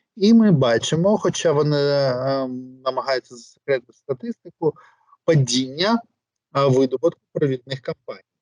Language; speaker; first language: Ukrainian; native; Ukrainian